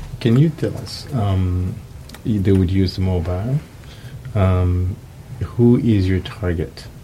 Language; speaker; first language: English; non-native, fluent; Japanese